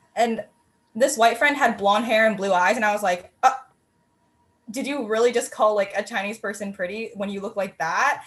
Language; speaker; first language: English; native; English